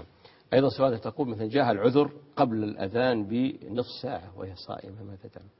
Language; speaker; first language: Arabic; native; Arabic